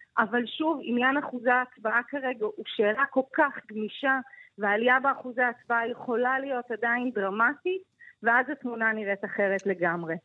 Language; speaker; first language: Hebrew; native; Hebrew